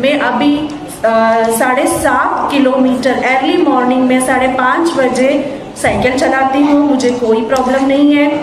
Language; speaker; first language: Hindi; non-native, local second language; Kannada